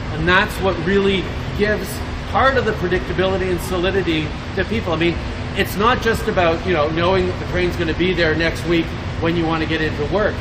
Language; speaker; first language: English; early bilingual, other home language; French